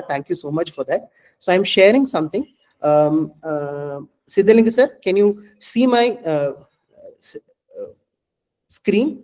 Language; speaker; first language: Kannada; non-native, local second language; Malayalam